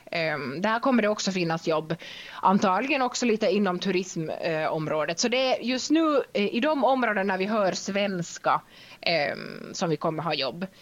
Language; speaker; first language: Swedish; native; Swedish